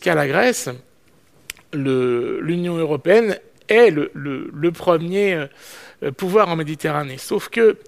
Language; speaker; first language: French; native; French